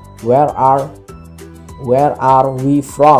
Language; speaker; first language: English; non-native, learner; Indonesian